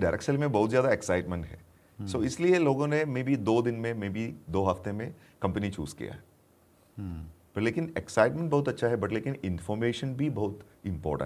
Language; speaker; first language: Hindi; non-native, local second language; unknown